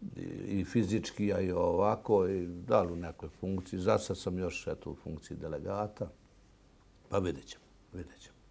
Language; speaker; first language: Serbian; native; Serbian